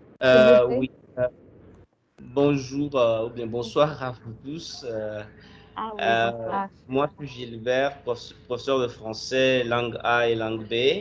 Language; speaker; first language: French; non-native, fluent; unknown